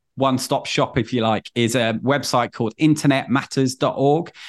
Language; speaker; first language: English; native; English